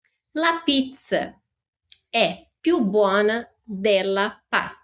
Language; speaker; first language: Italian; non-native, fluent; Portuguese